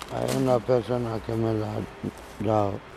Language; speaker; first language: Spanish; non-native, learner; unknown